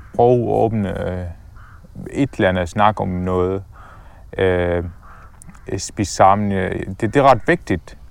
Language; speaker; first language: Danish; non-native, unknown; Arabic